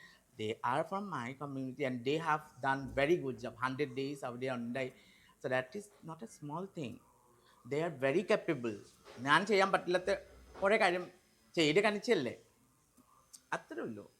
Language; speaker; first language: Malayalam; non-native, local second language; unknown